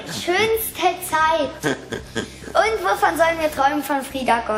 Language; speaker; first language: German; native; German